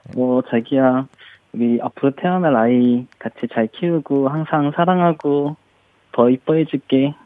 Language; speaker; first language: Korean; native; Korean